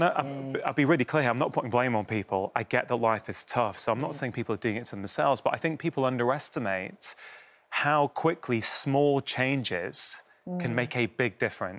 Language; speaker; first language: English; native; English